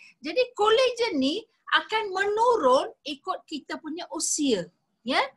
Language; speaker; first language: Malay; non-native, local second language; Tamil